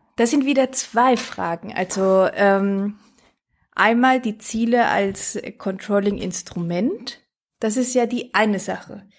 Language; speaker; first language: German; early bilingual, other home language; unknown